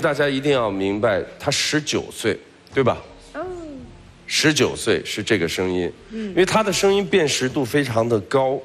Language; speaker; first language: Chinese; native; Chinese